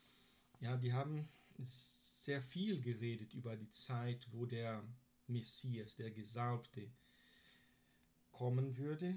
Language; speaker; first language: German; non-native, fluent; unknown